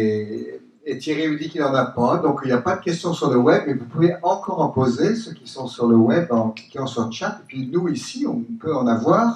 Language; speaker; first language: French; native; French